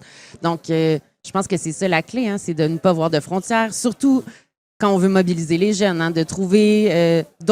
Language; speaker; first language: French; native; French